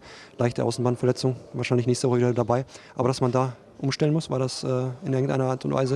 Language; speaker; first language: German; native; German